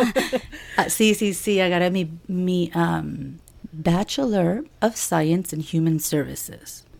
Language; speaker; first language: Spanish; early bilingual, heritage; Spanish